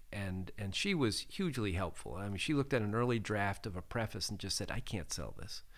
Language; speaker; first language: English; native; English